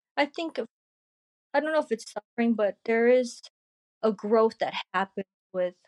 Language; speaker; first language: English; early bilingual, other home language; Korean